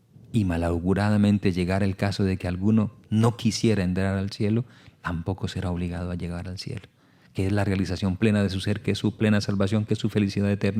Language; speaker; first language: Spanish; native; Spanish